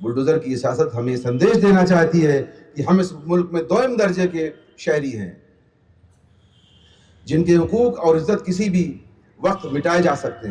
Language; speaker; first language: Hindi; native; Hindi